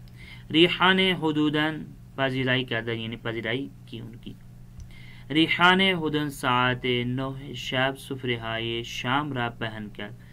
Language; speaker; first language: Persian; non-native, fluent; Urdu